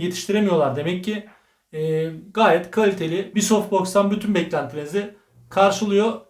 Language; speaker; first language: Turkish; native; Turkish